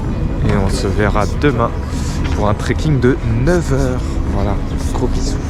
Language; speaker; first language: French; native; French